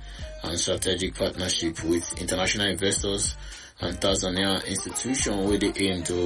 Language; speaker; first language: Nigerian Pidgin; non-native, local second language; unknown